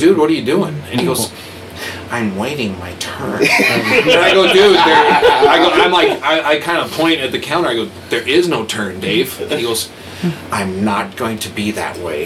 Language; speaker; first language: English; native; English